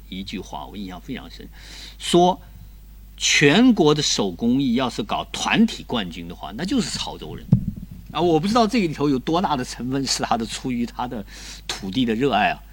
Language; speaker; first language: Chinese; native; Chinese